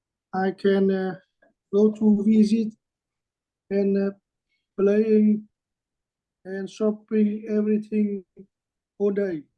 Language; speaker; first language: English; non-native, learner; Vietnamese